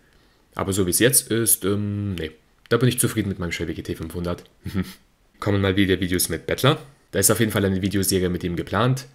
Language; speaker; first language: German; native; German